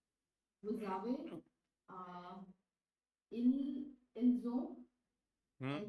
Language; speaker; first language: French; non-native, learner; Hindi